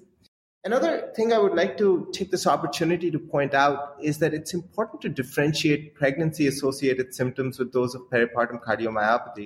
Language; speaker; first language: English; non-native, local second language; Hindi